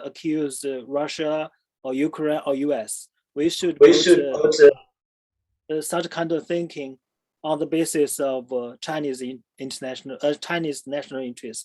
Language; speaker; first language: English; non-native, fluent; Chinese